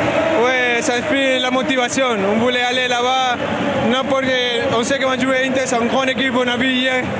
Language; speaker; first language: French; non-native, fluent; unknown